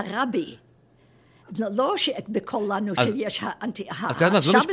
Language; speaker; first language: Hebrew; non-native, fluent; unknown